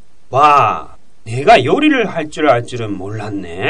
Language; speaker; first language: Korean; non-native, fluent; Japanese